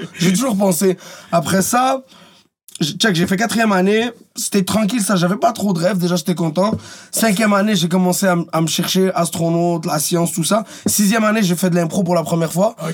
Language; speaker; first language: French; early bilingual, other home language; Arabic